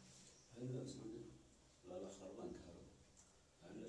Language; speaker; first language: Arabic; non-native, learner; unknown